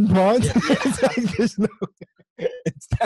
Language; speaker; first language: English; native; English